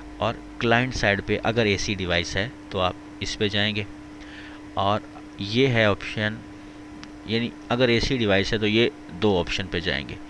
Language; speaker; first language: Urdu; native; Urdu